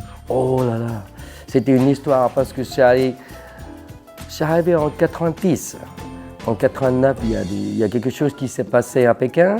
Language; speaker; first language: French; non-native, fluent; Cantonese